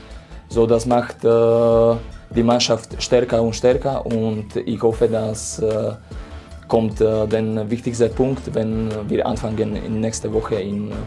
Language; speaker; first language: German; non-native, fluent; Slovak